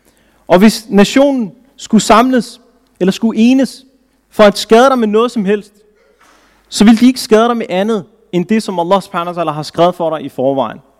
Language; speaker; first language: Danish; early bilingual, other home language; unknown